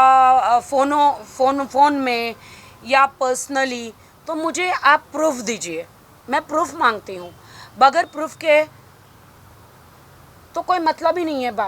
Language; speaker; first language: Hindi; native; Hindi